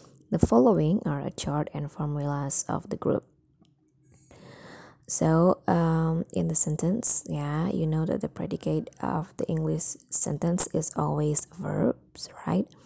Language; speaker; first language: English; non-native, fluent; Indonesian